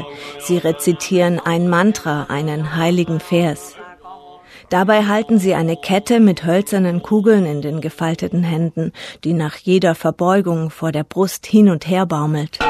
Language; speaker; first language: German; native; German